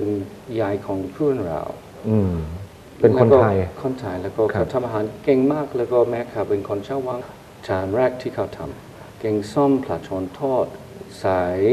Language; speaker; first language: Thai; non-native, fluent; English